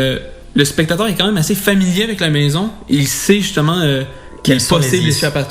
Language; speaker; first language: French; native; French